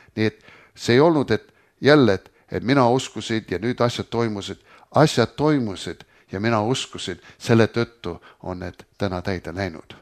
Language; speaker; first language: Estonian; early bilingual, heritage; Estonian